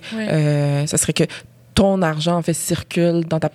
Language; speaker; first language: French; native; French